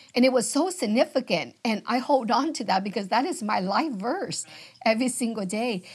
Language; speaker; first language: English; early bilingual, other home language; Vietnamese